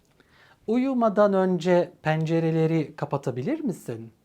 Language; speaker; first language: Turkish; non-native, fluent; Arabic